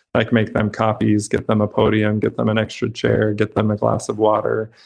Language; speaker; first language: English; native; English